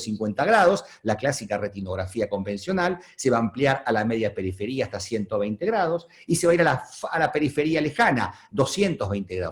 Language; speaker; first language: Spanish; native; Spanish